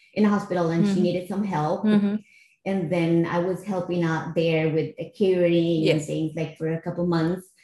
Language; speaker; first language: English; non-native, fluent; Spanish